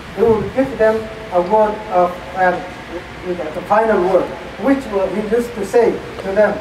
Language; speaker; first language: English; non-native, fluent; Somali